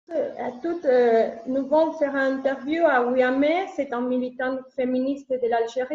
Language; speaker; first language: French; non-native, learner; Spanish